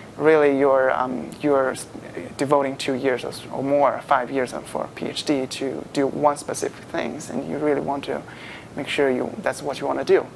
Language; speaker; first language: English; non-native, fluent; Chinese